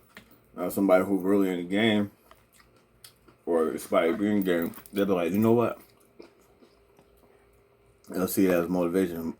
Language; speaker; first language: English; native; English